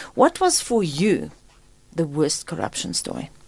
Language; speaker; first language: English; non-native, local second language; Afrikaans